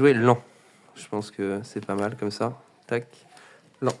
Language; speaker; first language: French; native; French